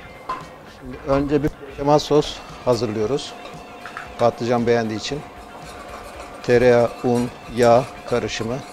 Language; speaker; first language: Turkish; native; Turkish